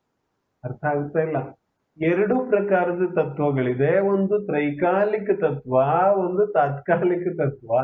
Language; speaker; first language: Kannada; non-native, local second language; Hindi